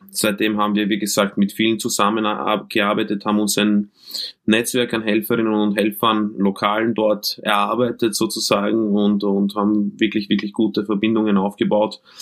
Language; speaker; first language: German; early bilingual, other home language; Croatian